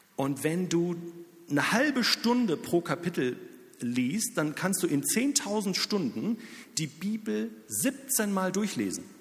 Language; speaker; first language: German; native; German